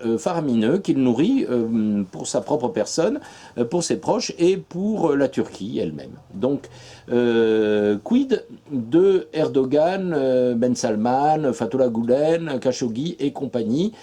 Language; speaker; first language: French; native; French